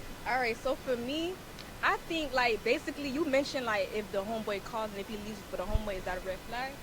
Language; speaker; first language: English; native; English